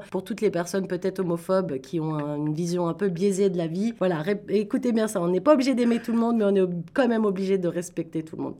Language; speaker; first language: French; native; French